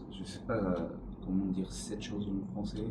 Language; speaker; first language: French; non-native, learner; Arabic